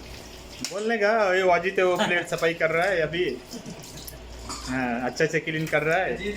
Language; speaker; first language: Hindi; non-native, local second language; Bangla